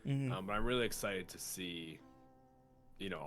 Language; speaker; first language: English; native; English